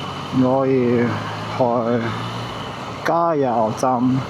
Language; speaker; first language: Cantonese; non-native, learner; Japanese